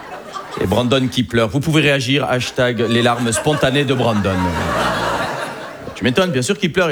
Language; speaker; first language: French; native; French